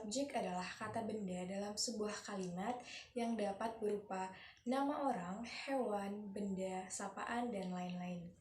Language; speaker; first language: Indonesian; native; Indonesian